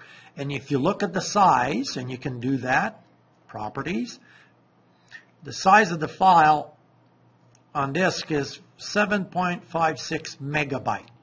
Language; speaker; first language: English; non-native, fluent; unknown